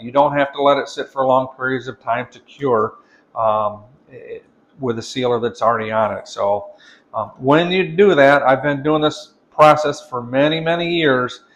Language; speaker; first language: English; native; English